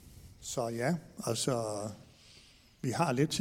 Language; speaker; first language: Danish; native; Danish